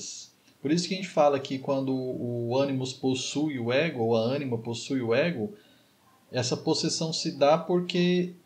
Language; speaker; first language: Portuguese; native; Portuguese